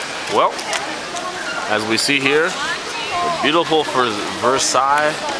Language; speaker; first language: English; native; English